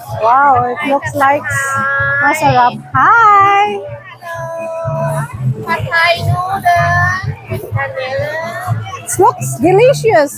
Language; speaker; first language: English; non-native, local second language; Filipino